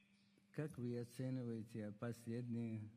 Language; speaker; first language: Russian; non-native, fluent; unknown